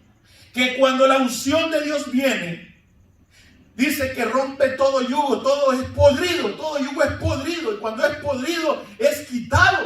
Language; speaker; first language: Spanish; native; Spanish